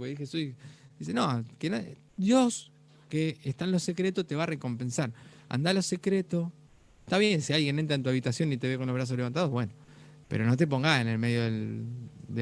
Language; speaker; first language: Spanish; native; Spanish